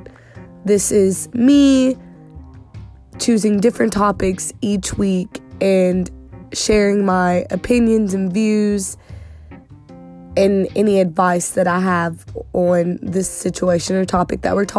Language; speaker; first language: English; native; English